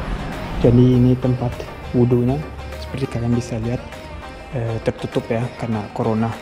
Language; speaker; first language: Indonesian; early bilingual, heritage; German